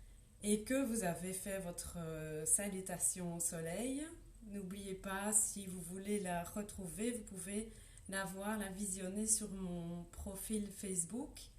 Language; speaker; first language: French; native; French